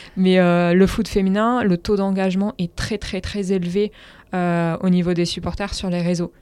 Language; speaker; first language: French; native; French